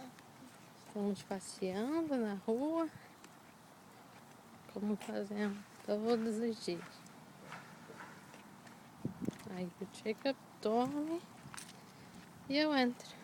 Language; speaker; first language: Portuguese; early bilingual, heritage; Portuguese